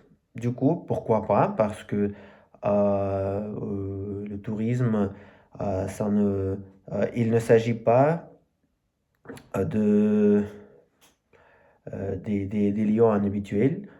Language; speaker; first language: French; non-native, learner; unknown